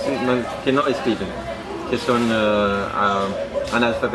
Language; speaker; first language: Spanish; non-native, learner; Danish